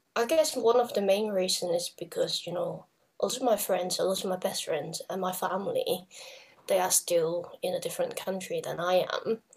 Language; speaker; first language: English; non-native, local second language; Cantonese